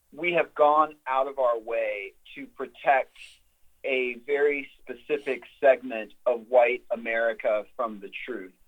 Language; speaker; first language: English; native; English